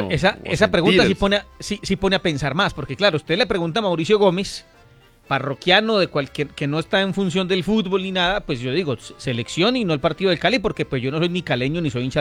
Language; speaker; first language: Spanish; native; Spanish